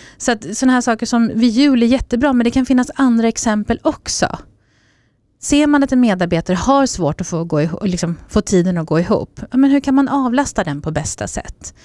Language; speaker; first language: Swedish; native; Swedish